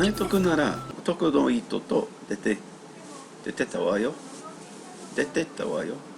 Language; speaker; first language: Japanese; non-native, learner; English